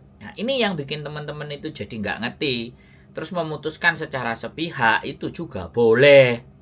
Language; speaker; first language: Indonesian; non-native, local second language; Javanese